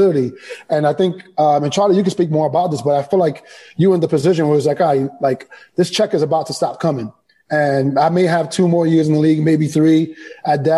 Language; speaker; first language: English; early bilingual, other home language; Spanish